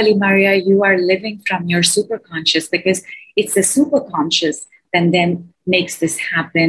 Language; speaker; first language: English; non-native, local second language; Hindi